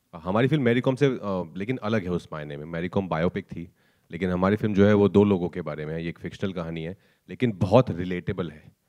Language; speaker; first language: Hindi; native; Hindi